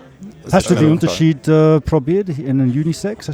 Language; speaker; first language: German; non-native, learner; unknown